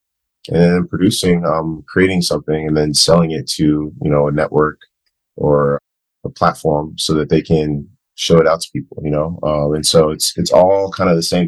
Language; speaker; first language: English; non-native, local second language; Akan